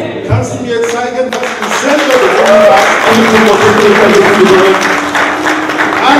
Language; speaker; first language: German; non-native, learner; French